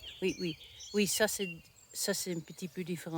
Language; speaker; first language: French; non-native, learner; Dutch